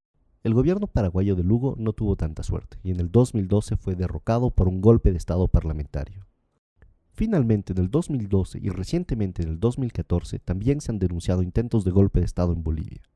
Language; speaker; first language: Spanish; native; Spanish